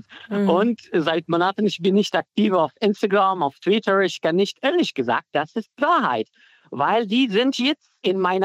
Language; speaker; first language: German; non-native, learner; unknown